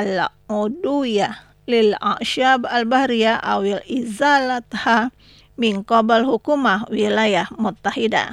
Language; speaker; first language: Arabic; non-native, learner; Indonesian